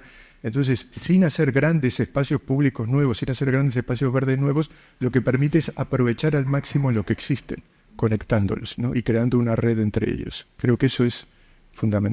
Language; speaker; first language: Spanish; native; Spanish